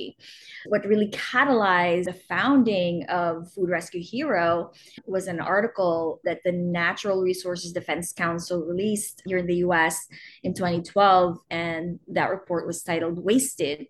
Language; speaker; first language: English; non-native, local second language; Filipino